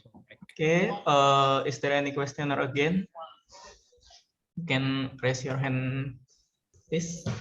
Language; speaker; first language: English; non-native, learner; Indonesian